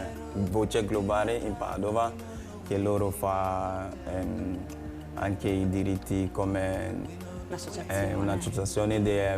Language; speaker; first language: Italian; non-native, learner; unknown